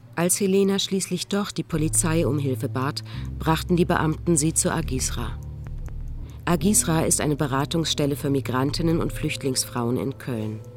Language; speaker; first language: German; native; German